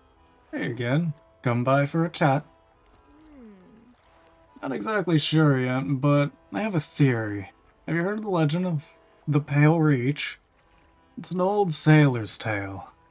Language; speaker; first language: English; native; English